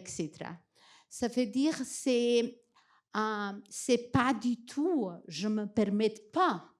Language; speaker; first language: French; non-native, fluent; Macedonian